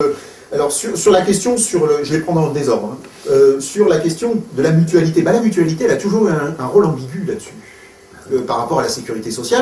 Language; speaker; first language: French; native; French